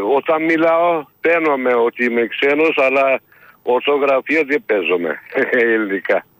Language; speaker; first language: Greek; non-native, fluent; Turkish